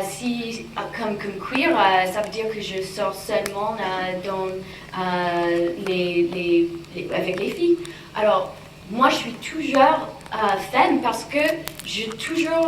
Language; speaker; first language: French; non-native, fluent; English